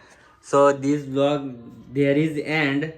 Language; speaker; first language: English; non-native, learner; Gujarati